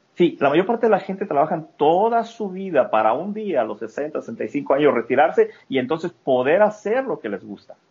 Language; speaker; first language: Spanish; native; Spanish